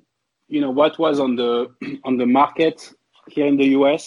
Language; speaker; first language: English; non-native, fluent; French